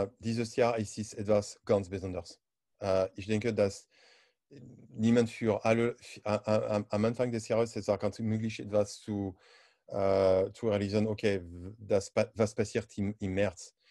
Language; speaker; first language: German; non-native, learner; French